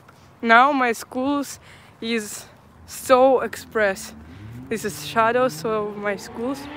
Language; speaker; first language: English; non-native, learner; Russian